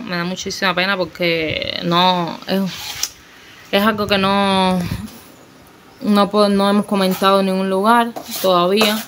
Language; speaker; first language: Spanish; native; Spanish